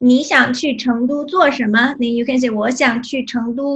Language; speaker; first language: Chinese; native; Chinese